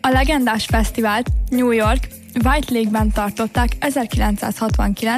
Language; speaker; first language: Hungarian; native; Hungarian